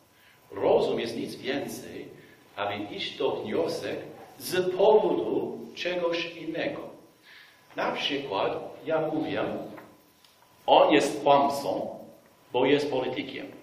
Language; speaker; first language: Polish; non-native, fluent; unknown